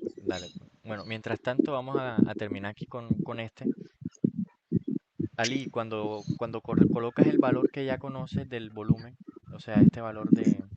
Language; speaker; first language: Spanish; native; Spanish